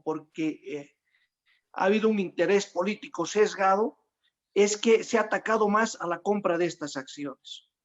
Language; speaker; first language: Spanish; native; Spanish